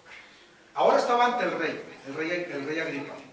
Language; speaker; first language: Spanish; native; Spanish